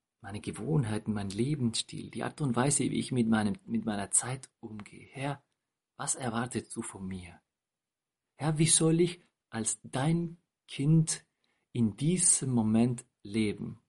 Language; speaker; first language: German; non-native, fluent; Spanish